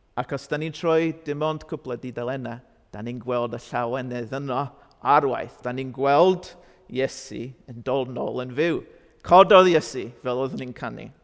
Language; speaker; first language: Welsh; non-native, fluent; English